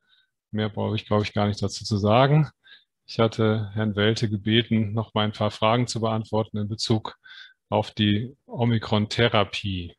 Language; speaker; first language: German; native; German